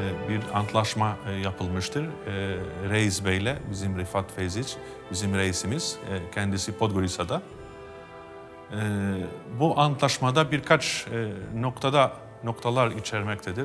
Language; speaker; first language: Turkish; non-native, fluent; Albanian